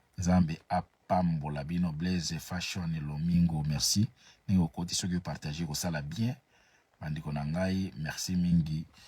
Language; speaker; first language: Lingala; native; Lingala